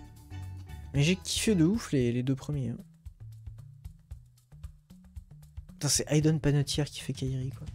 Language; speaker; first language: French; native; French